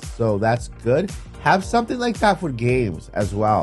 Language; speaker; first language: English; native; English